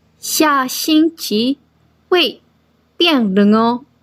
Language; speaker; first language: Chinese; non-native, learner; Korean